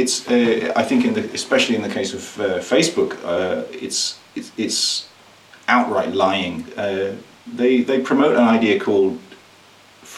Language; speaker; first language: English; native; English